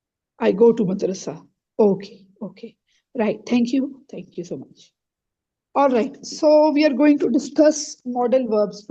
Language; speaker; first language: English; non-native, fluent; Urdu